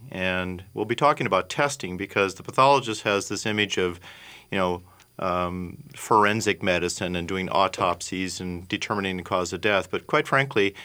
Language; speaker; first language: English; native; English